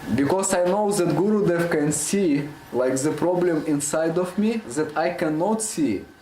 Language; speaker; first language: English; non-native, learner; Russian